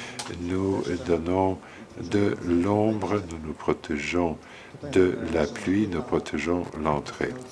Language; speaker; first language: French; non-native, fluent; Polish